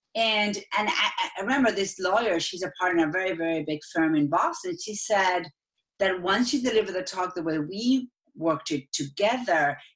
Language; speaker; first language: English; non-native, fluent; Spanish